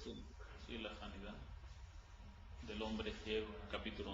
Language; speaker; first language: Spanish; native; Spanish